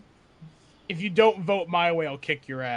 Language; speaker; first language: English; native; English